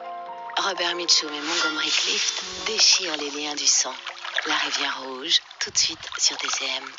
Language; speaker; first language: French; native; French